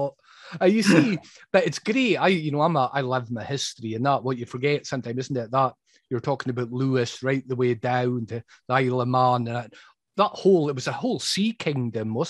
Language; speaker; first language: English; native; English